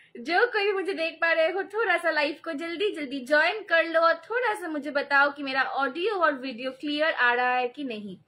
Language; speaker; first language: Hindi; non-native, local second language; Bangla